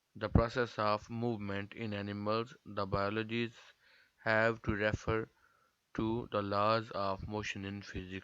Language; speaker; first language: English; non-native, local second language; Urdu